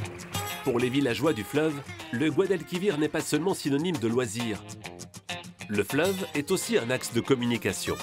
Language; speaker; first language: French; native; French